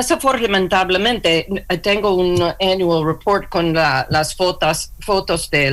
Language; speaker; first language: Spanish; non-native, learner; English